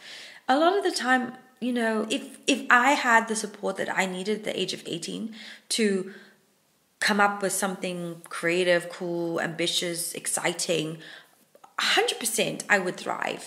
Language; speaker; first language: English; native; English